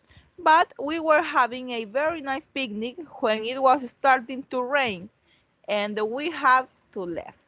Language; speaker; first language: English; non-native, learner; Spanish